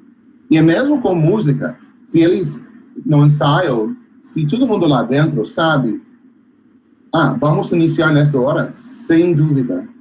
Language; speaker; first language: Portuguese; non-native, fluent; English